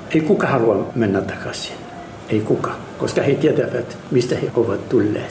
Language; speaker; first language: Finnish; non-native, learner; Arabic